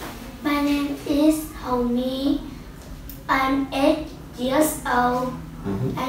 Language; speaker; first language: English; non-native, learner; Vietnamese